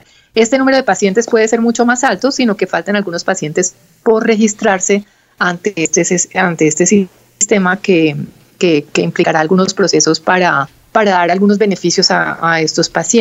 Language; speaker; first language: Spanish; native; Spanish